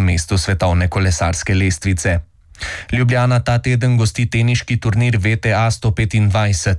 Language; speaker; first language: Slovenian; native; Slovenian